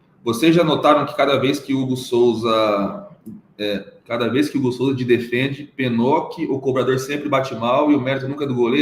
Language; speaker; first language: Portuguese; native; Portuguese